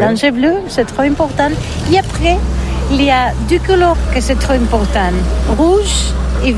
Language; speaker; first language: French; non-native, learner; Catalan